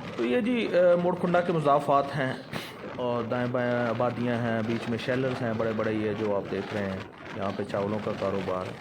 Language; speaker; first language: Urdu; non-native, local second language; Punjabi